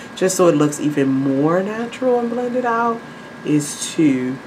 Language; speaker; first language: English; native; English